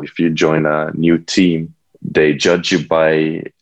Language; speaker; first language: English; non-native, fluent; Swedish